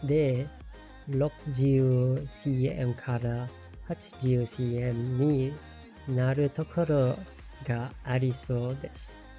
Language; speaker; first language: Japanese; non-native, learner; English